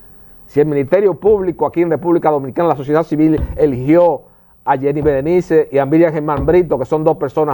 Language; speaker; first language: Spanish; native; Spanish